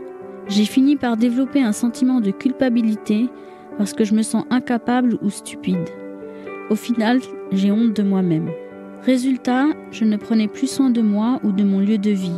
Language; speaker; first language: French; native; French